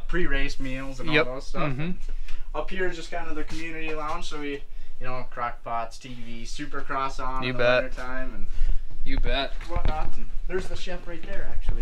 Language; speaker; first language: English; native; English